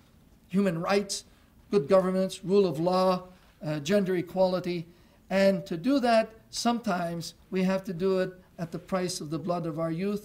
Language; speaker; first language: English; non-native, local second language; French